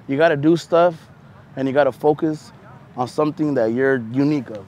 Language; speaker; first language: English; early bilingual, other home language; Spanish